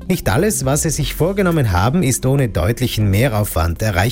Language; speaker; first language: German; native; German